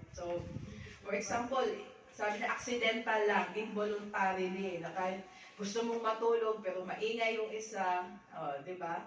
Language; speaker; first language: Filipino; native; Filipino